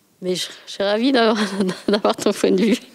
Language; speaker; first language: French; native; French